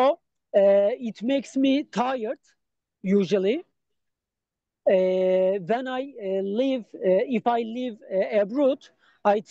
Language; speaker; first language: English; non-native, learner; Turkish